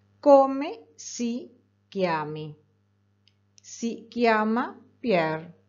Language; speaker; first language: Italian; non-native, fluent; Spanish